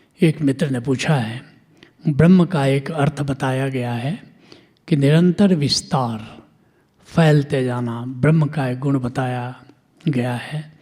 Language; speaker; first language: Hindi; non-native, local second language; Bhojpuri